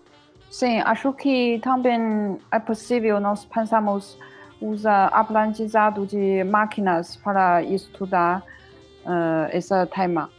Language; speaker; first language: Portuguese; non-native, learner; Chinese